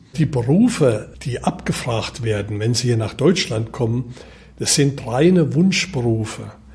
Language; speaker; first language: German; native; German